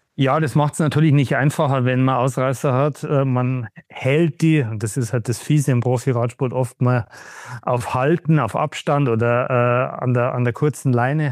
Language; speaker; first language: German; native; German